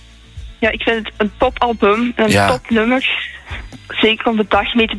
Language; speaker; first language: Dutch; native; Dutch